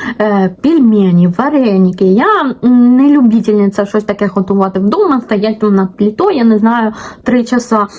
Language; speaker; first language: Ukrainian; non-native, local second language; Russian